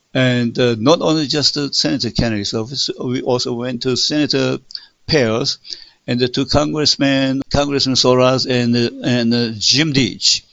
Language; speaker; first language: English; non-native, fluent; Min Nan Chinese